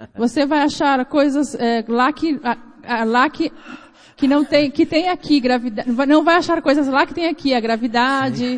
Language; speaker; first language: Portuguese; native; Portuguese